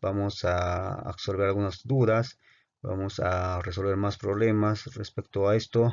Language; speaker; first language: Spanish; native; Spanish